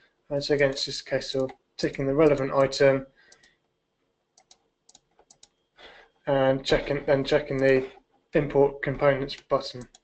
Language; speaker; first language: English; native; English